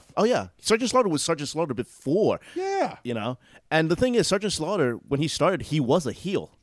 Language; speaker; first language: English; native; English